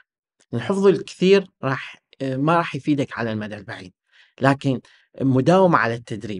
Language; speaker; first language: Arabic; native; Arabic